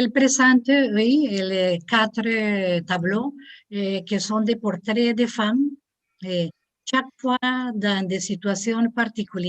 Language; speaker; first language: French; non-native, learner; Spanish